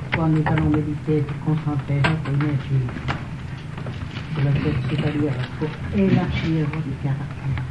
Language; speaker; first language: French; non-native, learner; Vietnamese